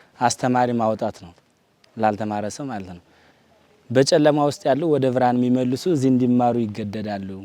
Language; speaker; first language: Amharic; non-native, local second language; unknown